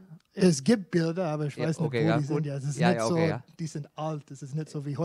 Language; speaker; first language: German; non-native, fluent; English